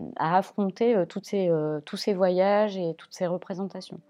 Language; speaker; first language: French; native; French